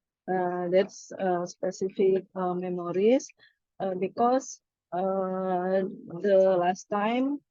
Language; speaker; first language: English; non-native, learner; Indonesian